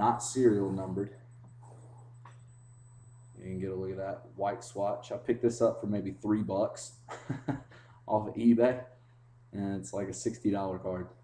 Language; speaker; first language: English; native; English